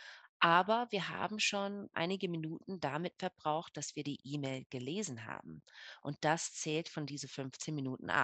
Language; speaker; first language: German; non-native, fluent; English